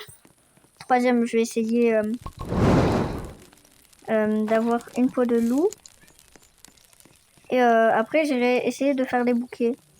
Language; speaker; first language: French; native; French